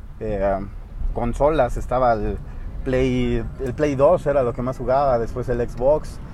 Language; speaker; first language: Spanish; native; Spanish